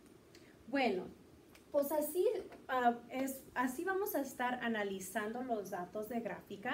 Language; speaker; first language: Spanish; early bilingual, heritage; Spanish